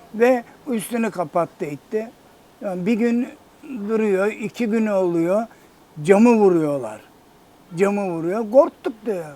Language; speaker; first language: Turkish; native; Turkish